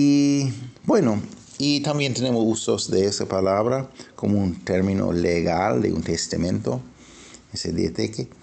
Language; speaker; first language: Spanish; non-native, fluent; English